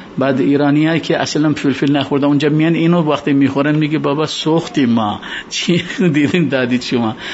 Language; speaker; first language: Persian; non-native, fluent; Urdu